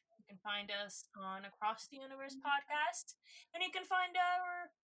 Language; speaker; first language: English; non-native, fluent; Estonian